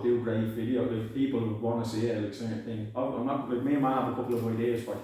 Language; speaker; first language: English; native; English